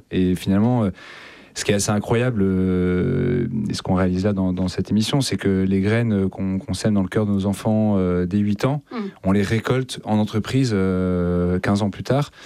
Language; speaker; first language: French; native; French